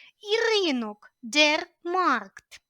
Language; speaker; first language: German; non-native, fluent; Ukrainian